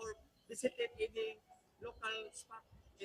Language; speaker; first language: English; non-native, local second language; Cebuano